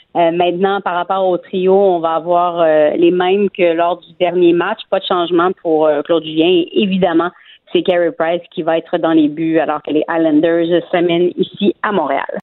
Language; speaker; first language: French; native; French